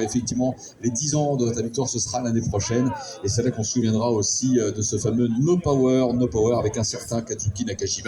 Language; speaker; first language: French; native; French